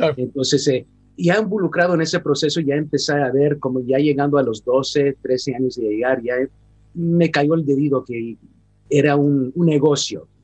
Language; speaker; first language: Spanish; early bilingual, heritage; Spanish